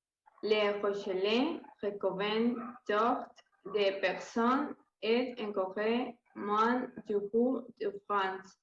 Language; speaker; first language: French; non-native, learner; Spanish